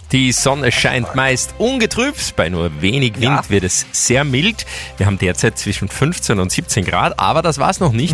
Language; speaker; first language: German; native; German